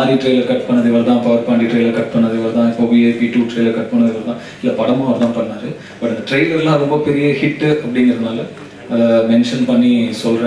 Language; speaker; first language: Tamil; native; Tamil